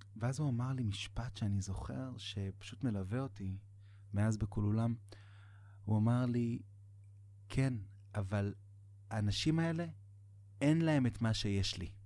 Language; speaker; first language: Hebrew; native; Hebrew